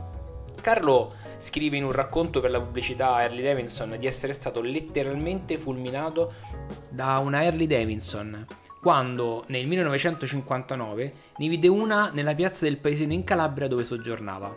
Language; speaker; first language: Italian; native; Italian